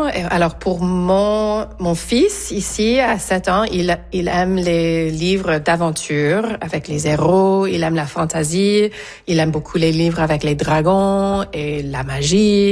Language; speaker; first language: French; early bilingual, other home language; English